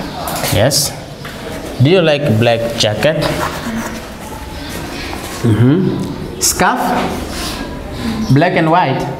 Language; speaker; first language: English; non-native, learner; Portuguese